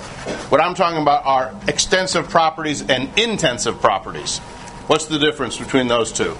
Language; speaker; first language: English; native; English